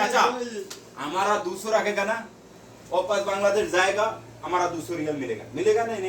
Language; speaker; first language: Hindi; non-native, learner; Bangla